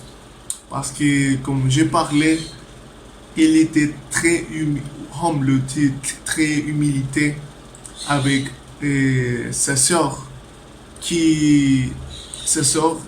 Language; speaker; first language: French; non-native, learner; Spanish